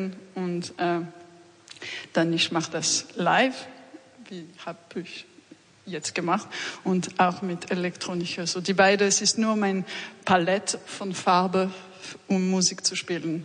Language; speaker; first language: German; non-native, learner; French